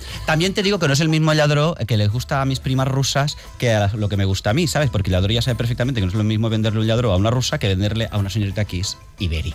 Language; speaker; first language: Spanish; native; Spanish